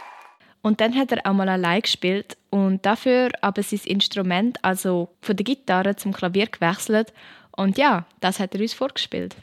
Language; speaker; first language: German; native; German